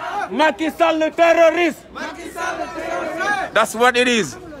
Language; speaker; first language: English; non-native, fluent; Wolof